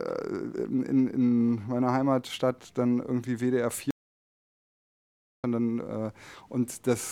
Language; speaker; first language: German; native; German